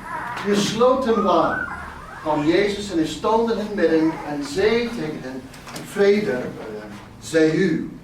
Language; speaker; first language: Dutch; non-native, fluent; English